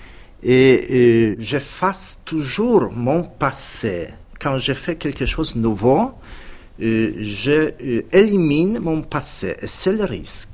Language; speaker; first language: French; non-native, fluent; Polish